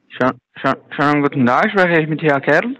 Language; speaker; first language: German; non-native, learner; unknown